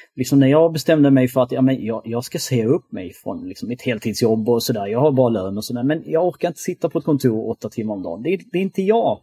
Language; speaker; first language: Swedish; early bilingual, other home language; Albanian